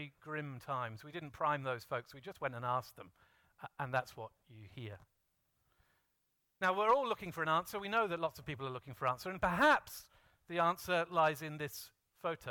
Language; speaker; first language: English; native; English